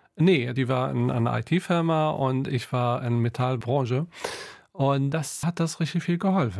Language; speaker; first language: German; non-native, local second language; Arabic